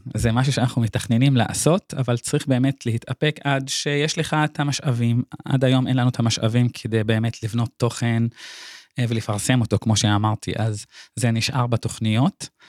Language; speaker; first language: Hebrew; non-native, local second language; Arabic